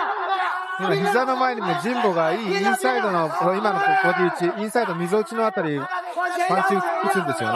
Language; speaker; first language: Japanese; native; Japanese